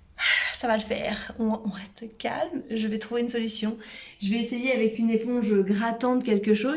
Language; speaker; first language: French; native; French